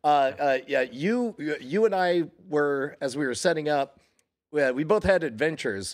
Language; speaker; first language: English; native; English